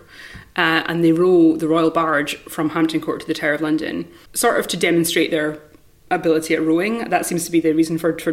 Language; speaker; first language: English; native; English